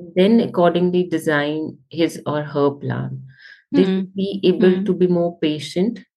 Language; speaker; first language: English; non-native, local second language; Hindi